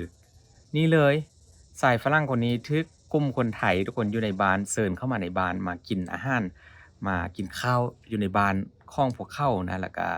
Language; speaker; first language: Thai; non-native, local second language; Northeastern Thai